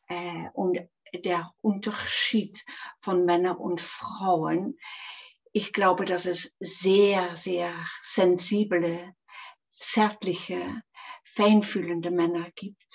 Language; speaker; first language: German; non-native, fluent; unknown